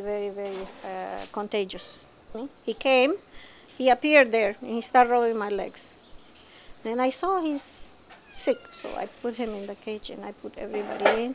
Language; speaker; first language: English; non-native, fluent; Spanish